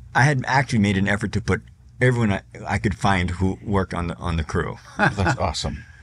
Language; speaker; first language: English; native; English